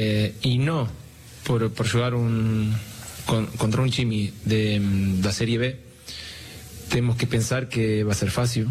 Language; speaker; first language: Portuguese; non-native, learner; Spanish